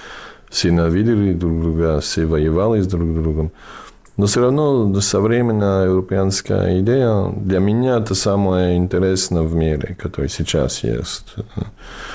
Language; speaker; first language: Russian; non-native, fluent; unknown